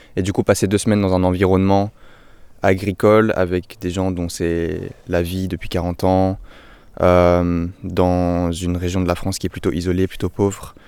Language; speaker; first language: French; native; French